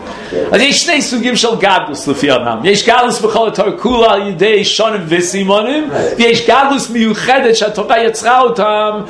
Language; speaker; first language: Hebrew; non-native, fluent; English